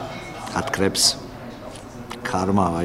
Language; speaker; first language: German; non-native, learner; Romanian